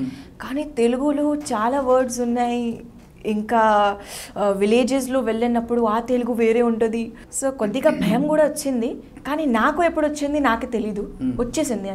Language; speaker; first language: Telugu; non-native, learner; Hindi